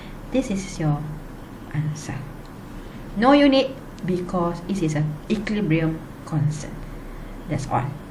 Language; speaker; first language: English; non-native, local second language; Malay